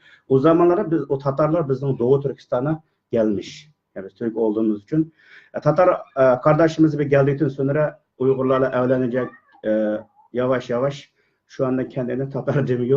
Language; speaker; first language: Turkish; non-native, learner; Uyghur